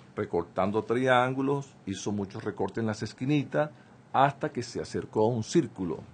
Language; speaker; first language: Spanish; native; Spanish